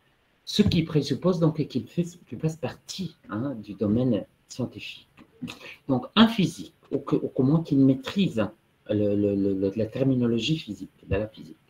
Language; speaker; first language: French; non-native, fluent; Italian